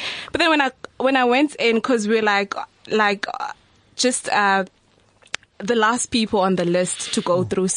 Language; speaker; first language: English; non-native, local second language; Zulu